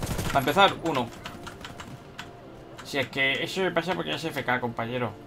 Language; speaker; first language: Spanish; native; Spanish